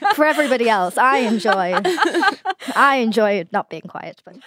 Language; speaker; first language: English; native; English